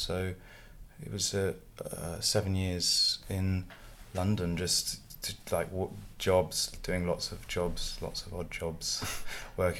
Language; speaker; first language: English; native; English